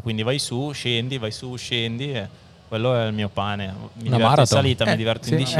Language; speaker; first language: Italian; native; Italian